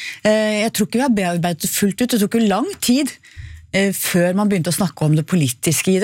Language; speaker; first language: Norwegian; native; Norwegian